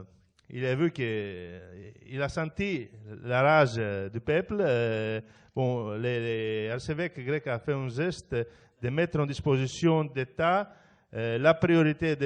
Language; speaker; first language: French; non-native, fluent; Greek